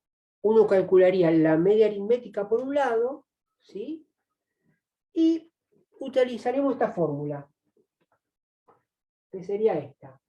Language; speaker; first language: Spanish; native; Spanish